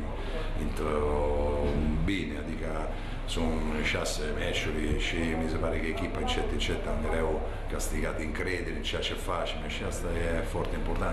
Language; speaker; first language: Romanian; non-native, fluent; Italian